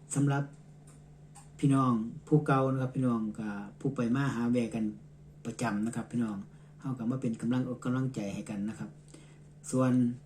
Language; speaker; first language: Thai; native; Thai